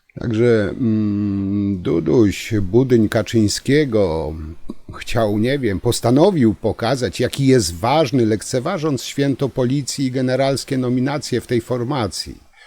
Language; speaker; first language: Polish; native; Polish